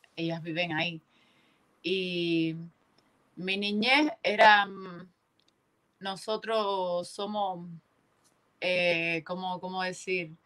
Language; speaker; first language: Spanish; native; Spanish